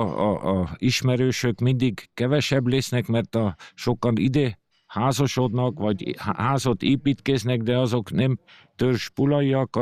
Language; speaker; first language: Hungarian; early bilingual, heritage; Hungarian